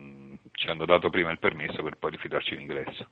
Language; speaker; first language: Italian; native; Italian